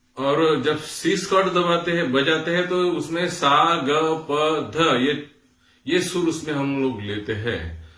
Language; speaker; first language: Hindi; non-native, local second language; Marathi